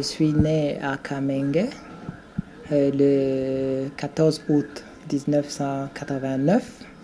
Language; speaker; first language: French; non-native, local second language; Rundi